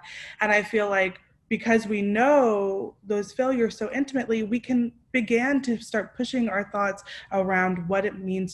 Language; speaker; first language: English; native; English